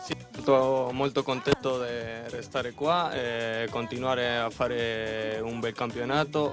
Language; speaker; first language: Italian; non-native, learner; Spanish